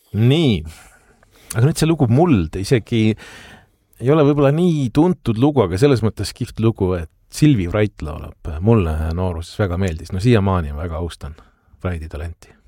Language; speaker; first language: Estonian; native; Estonian